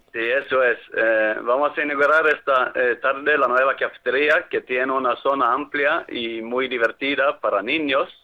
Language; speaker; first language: Spanish; non-native, fluent; Swedish